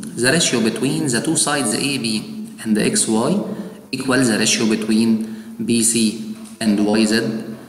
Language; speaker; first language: English; non-native, fluent; Arabic